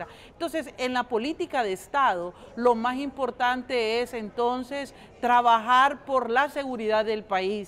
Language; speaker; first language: Spanish; native; Spanish